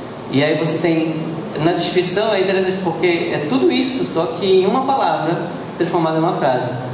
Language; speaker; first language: Portuguese; native; Portuguese